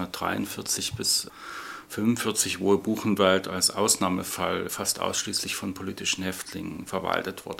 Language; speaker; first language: German; native; German